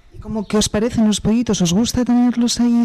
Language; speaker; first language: Spanish; native; Spanish